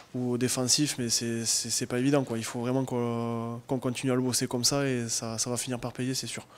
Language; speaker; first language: French; native; French